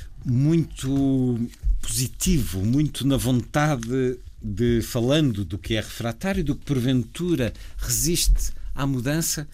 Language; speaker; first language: Portuguese; native; Portuguese